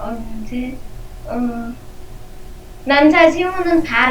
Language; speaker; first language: Korean; non-native, learner; Vietnamese